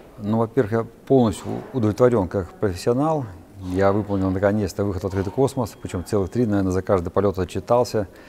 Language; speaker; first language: Russian; native; Russian